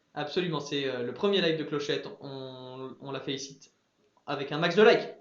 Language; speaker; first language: French; early bilingual, other home language; English